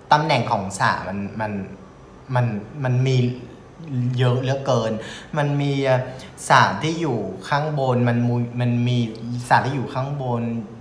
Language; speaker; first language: Thai; non-native, fluent; Vietnamese